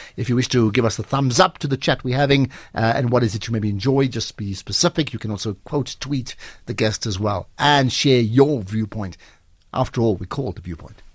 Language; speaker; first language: English; native; English